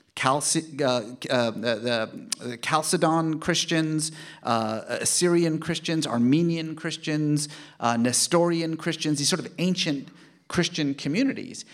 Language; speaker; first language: English; early bilingual, other home language; Persian